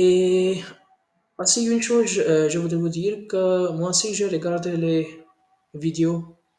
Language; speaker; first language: French; non-native, learner; Hindi